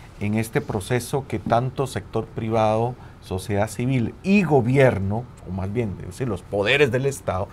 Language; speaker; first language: Spanish; native; Spanish